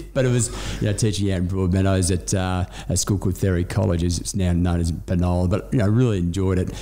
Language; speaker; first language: English; native; English